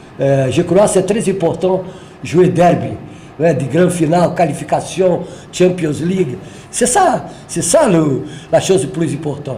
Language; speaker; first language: French; non-native, learner; Portuguese